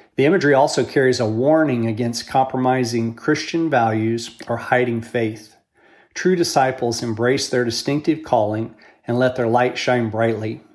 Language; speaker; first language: English; native; English